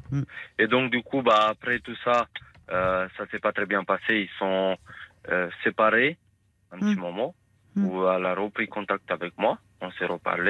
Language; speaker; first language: French; non-native, fluent; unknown